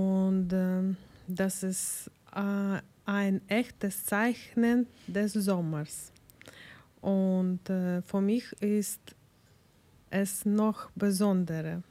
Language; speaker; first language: German; non-native, learner; Ukrainian